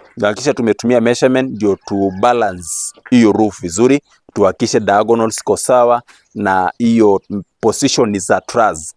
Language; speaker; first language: Swahili; native; Swahili